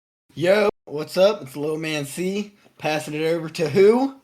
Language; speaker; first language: English; native; English